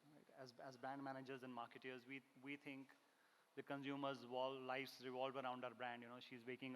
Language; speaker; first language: English; non-native, local second language; Hindi